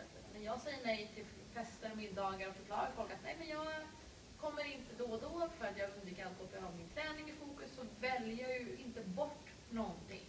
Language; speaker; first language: Swedish; native; Swedish